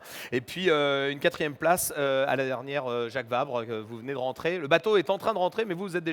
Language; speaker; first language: French; native; French